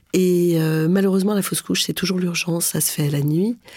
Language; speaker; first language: French; non-native, local second language; Arabic